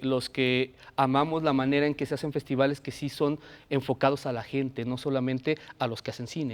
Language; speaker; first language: Spanish; native; Spanish